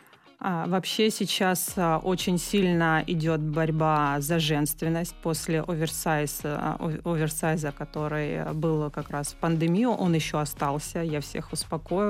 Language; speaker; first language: Russian; native; Russian